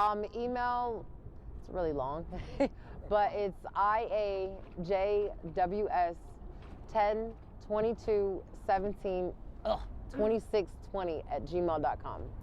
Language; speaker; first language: English; native; English